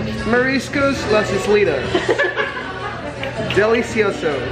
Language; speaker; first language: Spanish; early bilingual, other home language; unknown